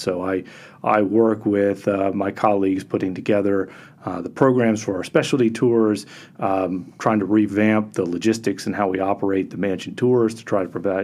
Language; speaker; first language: English; native; English